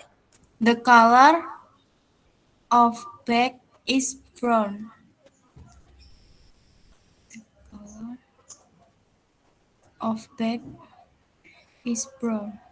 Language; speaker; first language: English; non-native, learner; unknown